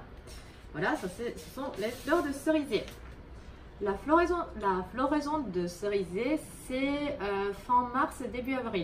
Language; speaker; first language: French; non-native, fluent; Japanese